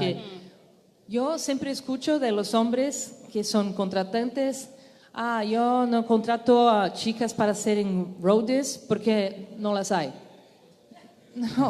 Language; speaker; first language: Spanish; non-native, learner; Portuguese